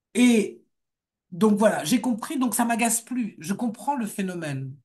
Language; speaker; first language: French; native; French